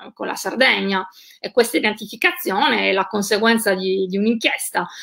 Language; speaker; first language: Italian; native; Italian